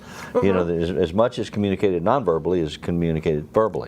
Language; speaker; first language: English; native; English